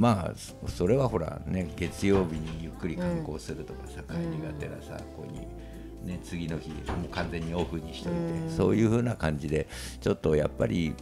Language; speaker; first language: Japanese; native; Japanese